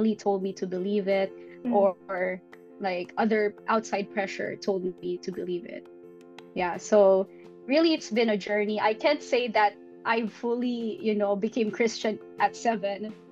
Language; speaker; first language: English; non-native, local second language; Filipino